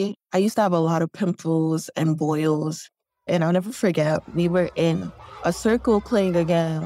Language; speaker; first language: English; native; English